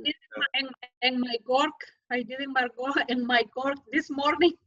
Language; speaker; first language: English; non-native, learner; Spanish